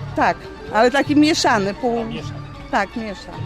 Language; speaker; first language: Polish; native; Polish